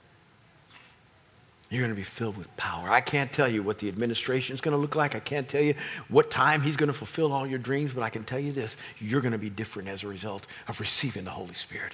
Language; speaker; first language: English; native; English